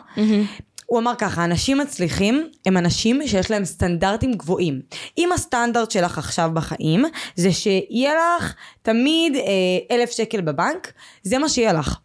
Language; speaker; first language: Hebrew; native; Hebrew